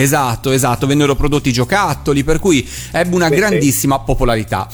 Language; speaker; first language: Italian; native; Italian